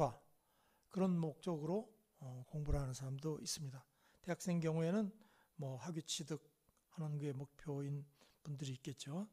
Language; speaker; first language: Korean; native; Korean